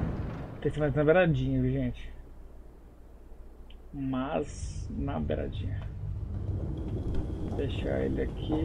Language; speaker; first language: Portuguese; native; Portuguese